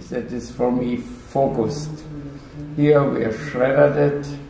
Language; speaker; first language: English; non-native, fluent; German